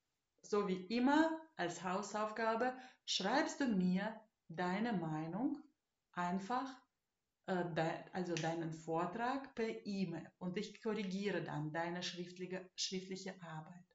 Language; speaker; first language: German; non-native, fluent; Russian